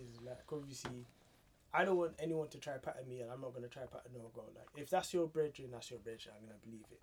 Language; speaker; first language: English; native; English